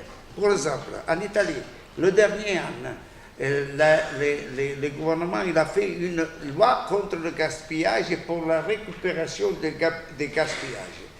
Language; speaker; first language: French; non-native, fluent; Italian